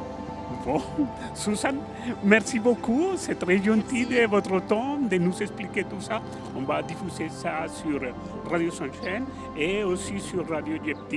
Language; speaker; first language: French; non-native, fluent; Spanish